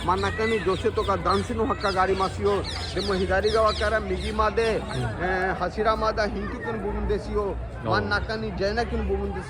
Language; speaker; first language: Japanese; non-native, learner; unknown